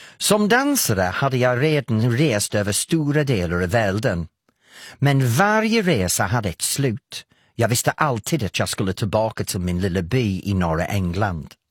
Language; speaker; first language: Swedish; non-native, fluent; English